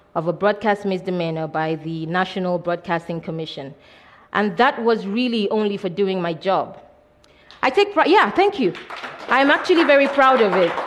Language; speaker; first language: English; non-native, local second language; Igbo